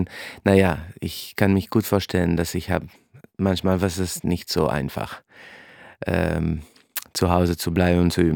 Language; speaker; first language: German; non-native, fluent; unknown